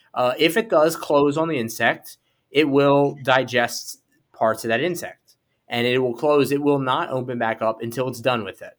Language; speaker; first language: English; native; English